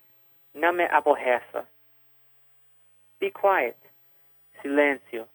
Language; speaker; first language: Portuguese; non-native, fluent; English